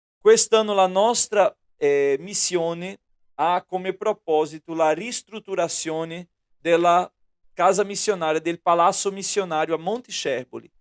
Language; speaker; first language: Italian; non-native, fluent; Portuguese